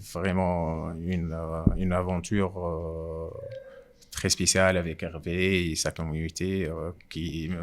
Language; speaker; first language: French; non-native, local second language; Arabic